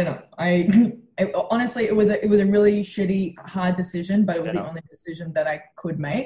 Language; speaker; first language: English; native; English